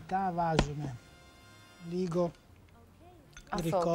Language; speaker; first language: Greek; non-native, learner; Italian